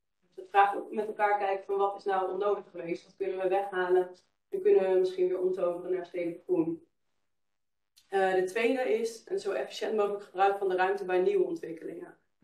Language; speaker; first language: Dutch; native; Dutch